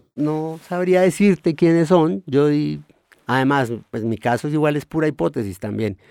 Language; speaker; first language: Spanish; native; Spanish